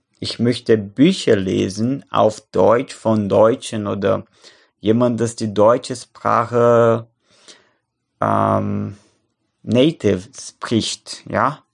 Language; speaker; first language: German; non-native, learner; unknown